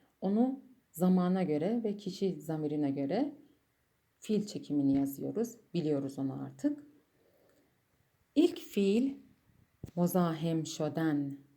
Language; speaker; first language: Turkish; non-native, fluent; Persian